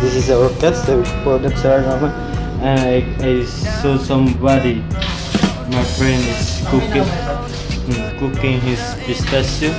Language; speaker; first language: English; non-native, local second language; Filipino